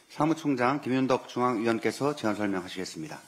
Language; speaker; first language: Korean; native; Korean